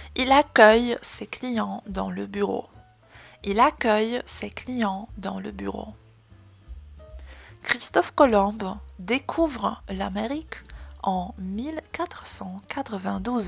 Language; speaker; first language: French; non-native, fluent; Polish